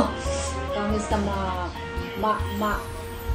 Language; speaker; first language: Japanese; non-native, learner; Filipino